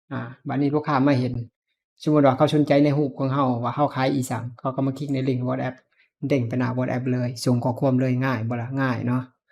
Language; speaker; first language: Lao; native; Lao